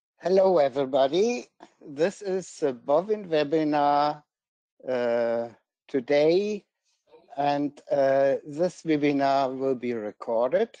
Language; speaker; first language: English; non-native, fluent; German